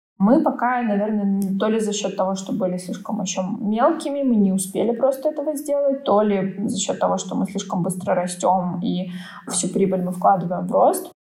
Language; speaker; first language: Russian; native; Russian